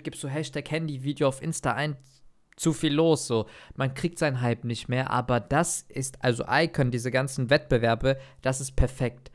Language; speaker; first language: German; native; German